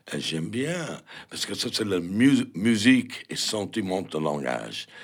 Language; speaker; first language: French; non-native, learner; English